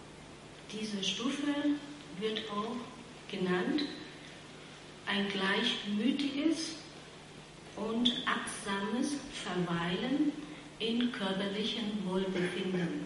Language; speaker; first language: German; non-native, fluent; Vietnamese